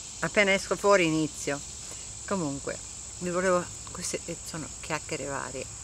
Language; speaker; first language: Italian; early bilingual, heritage; Italian